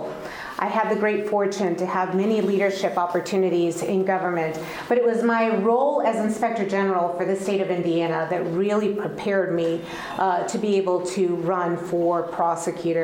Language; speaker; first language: English; early bilingual, other home language; Spanish